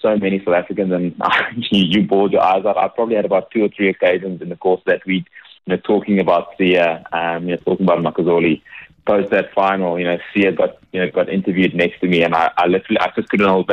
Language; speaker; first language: English; native; English